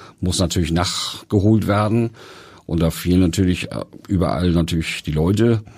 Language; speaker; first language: German; native; German